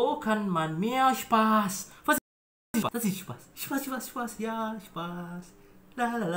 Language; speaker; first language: German; non-native, learner; Malay